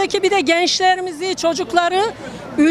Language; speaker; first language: Turkish; native; Turkish